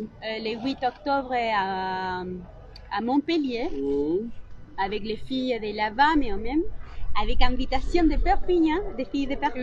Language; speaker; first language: French; non-native, local second language; Spanish